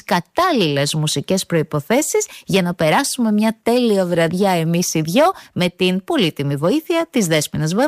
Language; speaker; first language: Greek; native; Greek